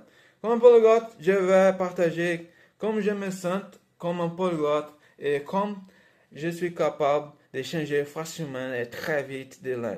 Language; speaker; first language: French; non-native, learner; Portuguese